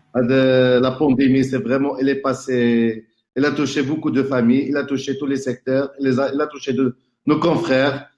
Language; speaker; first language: French; non-native, local second language; Arabic